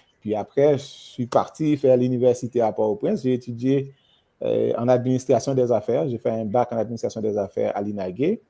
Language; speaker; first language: French; non-native, local second language; Haitian Creole